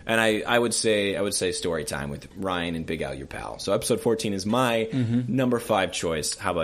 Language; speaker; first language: English; native; English